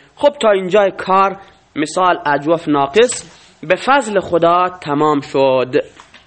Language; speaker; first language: Persian; non-native, local second language; Baluchi